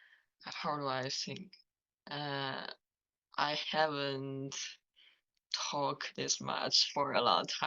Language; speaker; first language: English; non-native, learner; Chinese